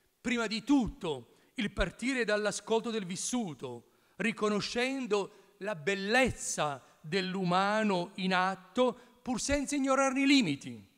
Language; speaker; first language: Italian; native; Italian